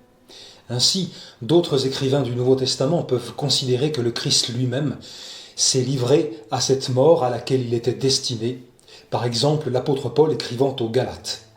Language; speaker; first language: French; native; French